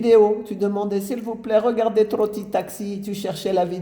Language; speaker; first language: French; native; French